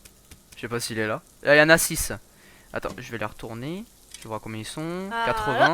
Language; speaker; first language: French; native; French